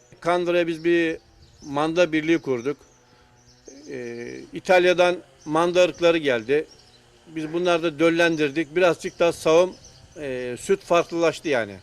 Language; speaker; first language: Turkish; native; Turkish